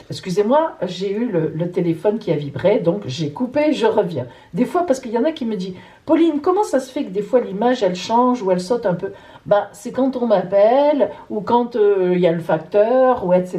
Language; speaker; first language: French; native; French